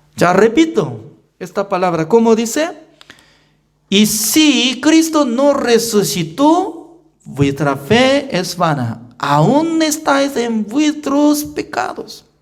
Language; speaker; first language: Spanish; non-native, fluent; Korean